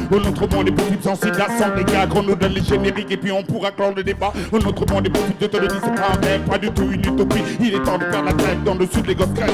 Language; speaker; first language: French; non-native, local second language; Wolof